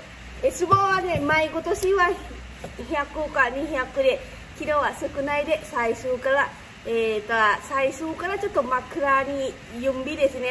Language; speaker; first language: Japanese; non-native, learner; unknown